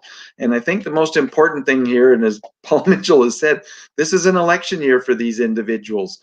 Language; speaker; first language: English; native; English